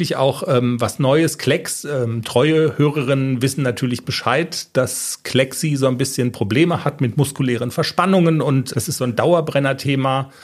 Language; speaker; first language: German; native; German